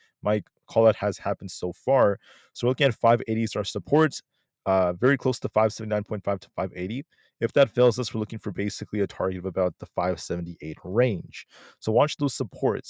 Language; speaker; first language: English; native; English